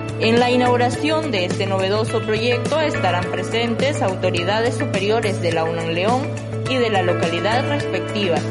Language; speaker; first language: Spanish; native; Spanish